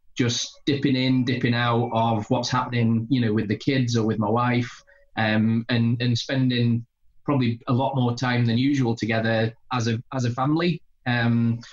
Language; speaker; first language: English; native; English